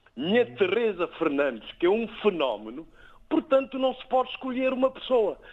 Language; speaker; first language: Portuguese; non-native, local second language; Kabuverdianu